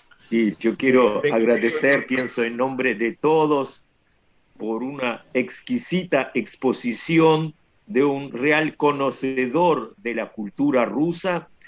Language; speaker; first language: Spanish; non-native, fluent; Russian